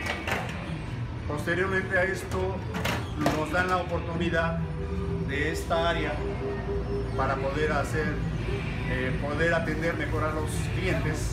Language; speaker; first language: Spanish; native; Spanish